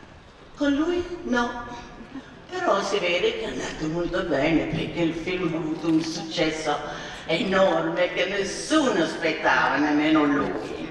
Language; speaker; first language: Italian; non-native, fluent; Swedish